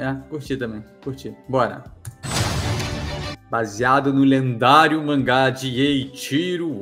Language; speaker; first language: Portuguese; native; Portuguese